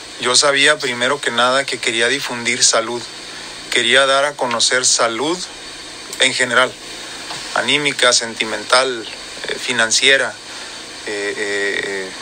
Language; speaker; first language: Spanish; native; Spanish